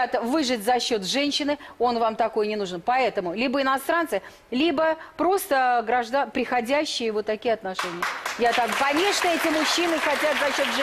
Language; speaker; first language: Russian; native; Russian